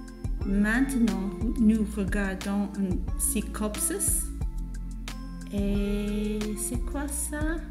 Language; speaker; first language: French; non-native, fluent; English